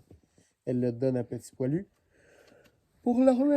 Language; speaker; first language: French; native; French